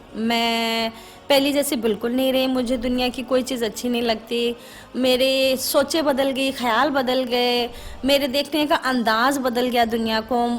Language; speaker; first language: Urdu; native; Urdu